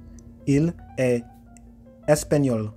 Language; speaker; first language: French; non-native, learner; English